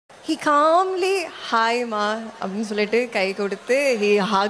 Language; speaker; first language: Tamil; non-native, local second language; Malayalam